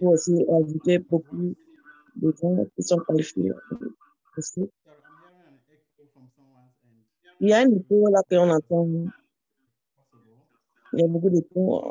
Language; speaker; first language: French; non-native, learner; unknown